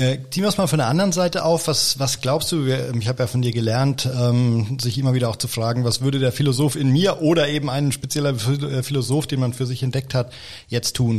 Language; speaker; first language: German; native; German